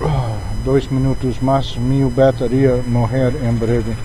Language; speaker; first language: Portuguese; non-native, learner; English